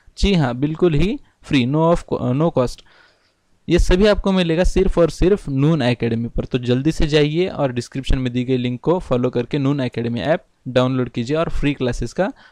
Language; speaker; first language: Hindi; non-native, local second language; Marathi